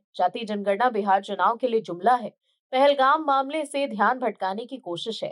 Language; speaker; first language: Hindi; native; Hindi